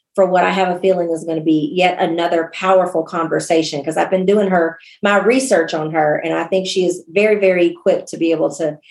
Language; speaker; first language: English; native; English